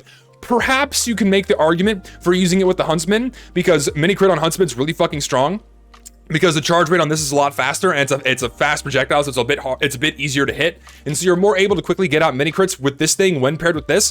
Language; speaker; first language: English; native; English